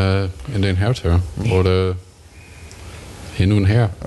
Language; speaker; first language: German; non-native, fluent; English